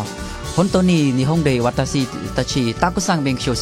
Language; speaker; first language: Japanese; non-native, learner; Khmer